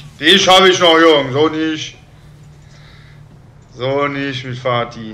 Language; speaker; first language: German; native; German